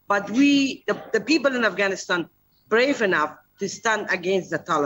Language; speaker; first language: English; non-native, learner; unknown